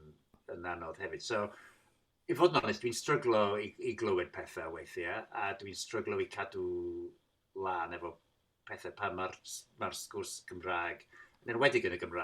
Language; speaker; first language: Welsh; non-native, fluent; English